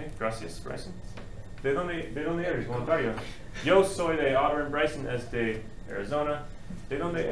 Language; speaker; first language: Spanish; non-native, fluent; English